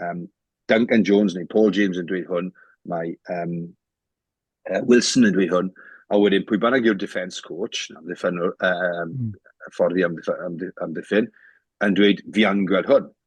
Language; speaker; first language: Welsh; native; Welsh